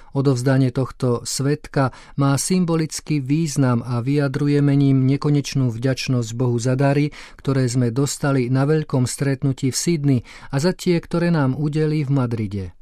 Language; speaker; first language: Slovak; native; Slovak